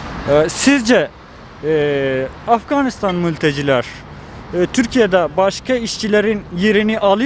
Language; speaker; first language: Turkish; non-native, fluent; Persian